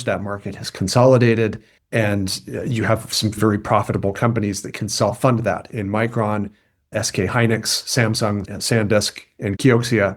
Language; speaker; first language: English; native; English